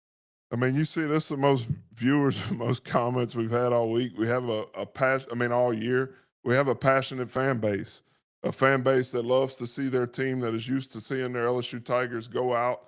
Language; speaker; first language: English; native; English